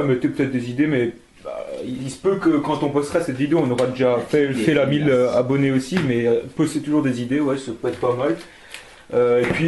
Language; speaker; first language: French; native; French